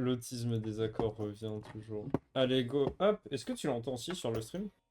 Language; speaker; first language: French; native; French